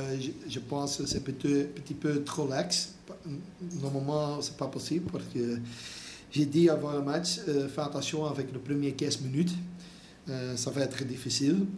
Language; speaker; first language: French; non-native, local second language; Dutch